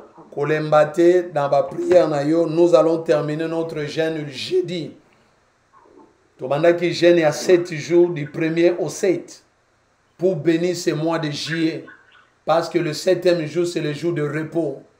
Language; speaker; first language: French; non-native, local second language; Lingala